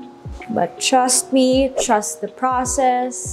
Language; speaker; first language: English; non-native, local second language; Filipino